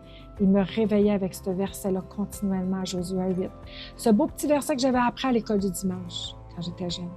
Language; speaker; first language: French; native; French